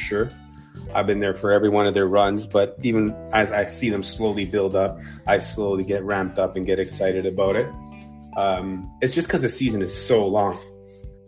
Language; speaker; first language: English; native; English